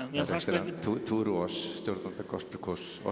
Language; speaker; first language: Icelandic; native; Icelandic